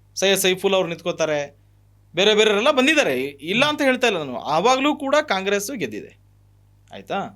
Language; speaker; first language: Kannada; native; Kannada